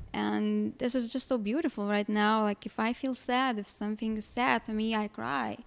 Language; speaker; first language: English; non-native, fluent; Lithuanian